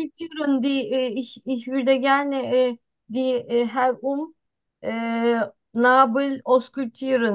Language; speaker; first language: German; non-native, learner; Turkish